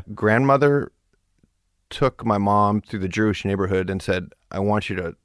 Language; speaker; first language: English; early bilingual, other home language; German